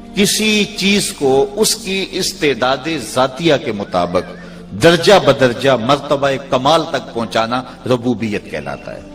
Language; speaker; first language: Urdu; non-native, local second language; Punjabi